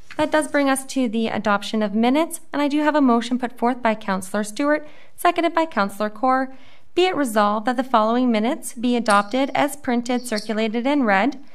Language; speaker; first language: English; native; English